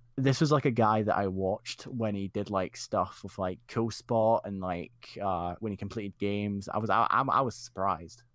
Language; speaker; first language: English; native; English